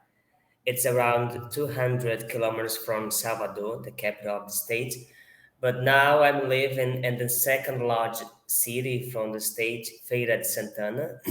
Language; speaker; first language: English; non-native, fluent; Portuguese